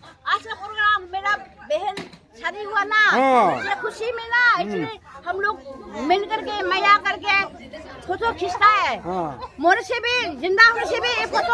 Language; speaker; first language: Hindi; non-native, local second language; Rongmei Naga